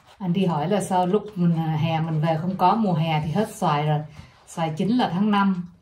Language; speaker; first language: Vietnamese; native; Vietnamese